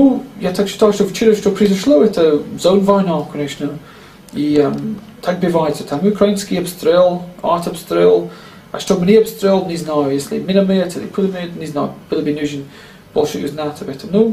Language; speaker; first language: Russian; non-native, learner; English